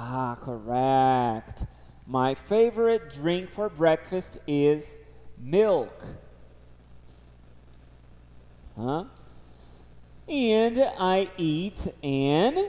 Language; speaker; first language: English; non-native, fluent; Portuguese